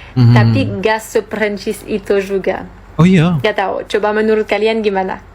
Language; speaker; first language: Indonesian; non-native, fluent; French